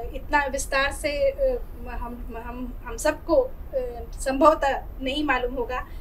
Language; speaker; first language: Hindi; native; Hindi